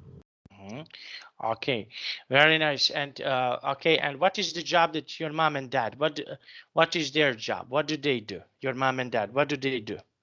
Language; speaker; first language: English; non-native, fluent; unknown